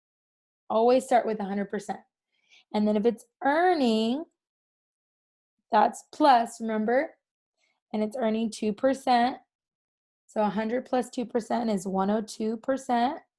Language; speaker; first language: English; native; English